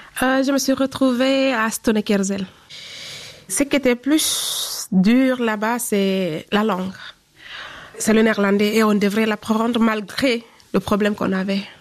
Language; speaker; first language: French; non-native, local second language; Fula